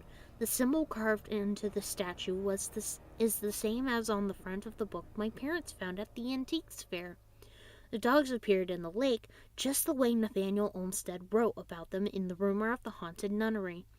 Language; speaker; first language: English; native; English